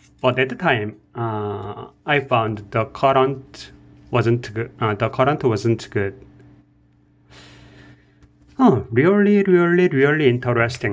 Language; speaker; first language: English; non-native, learner; Korean